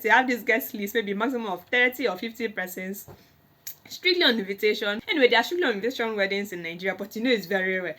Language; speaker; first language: English; non-native, local second language; Igbo